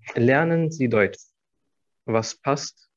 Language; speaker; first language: German; non-native, fluent; Arabic